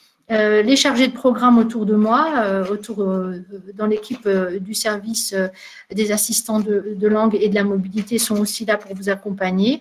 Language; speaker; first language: French; native; French